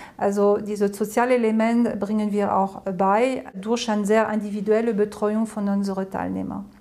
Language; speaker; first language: German; non-native, fluent; French